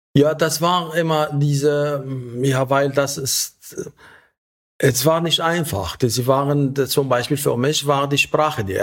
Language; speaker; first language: German; non-native, learner; Arabic